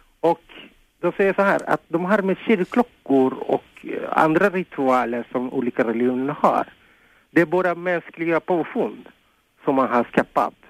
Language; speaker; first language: Swedish; non-native, fluent; Spanish